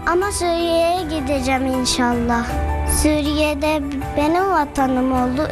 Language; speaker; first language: Turkish; early bilingual, other home language; Arabic